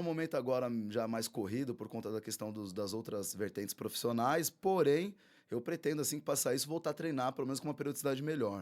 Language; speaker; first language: Portuguese; native; Portuguese